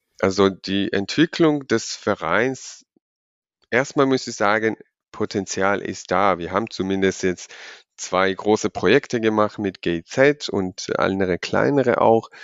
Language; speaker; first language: German; non-native, fluent; Georgian